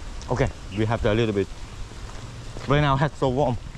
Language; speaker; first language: English; non-native, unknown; Thai